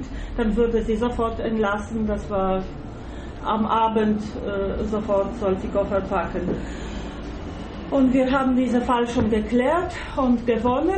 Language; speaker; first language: German; non-native, fluent; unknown